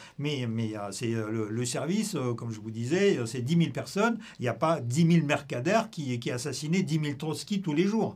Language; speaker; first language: French; non-native, fluent; Russian